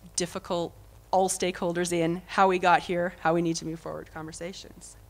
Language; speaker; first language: English; native; English